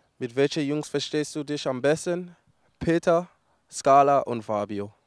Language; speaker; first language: German; non-native, learner; English